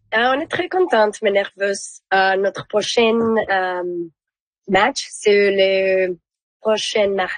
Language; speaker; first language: French; non-native, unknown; Spanish